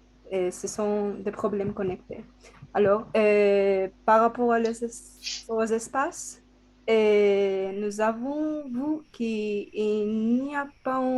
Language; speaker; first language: French; non-native, learner; Spanish